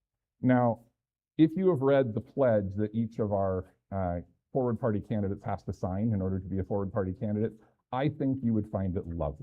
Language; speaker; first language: English; native; English